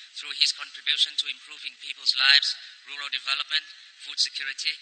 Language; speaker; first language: English; non-native, fluent; Thai